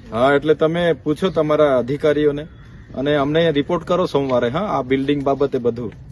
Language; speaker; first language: Gujarati; non-native, local second language; Vasavi